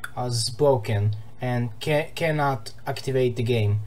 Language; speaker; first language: English; non-native, learner; Hebrew